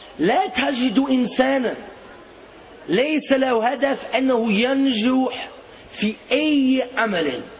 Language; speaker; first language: Arabic; non-native, fluent; German